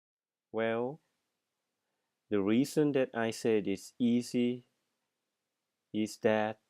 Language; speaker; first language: English; non-native, fluent; Thai